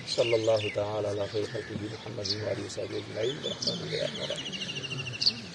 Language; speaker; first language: Urdu; non-native, local second language; Pashto